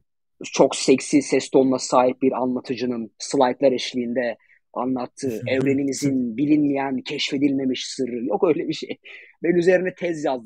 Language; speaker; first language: Turkish; native; Turkish